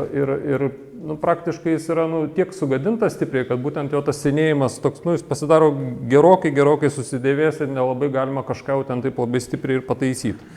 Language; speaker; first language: Lithuanian; native; Lithuanian